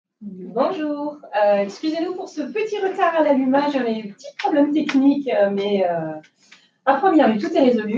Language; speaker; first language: French; native; French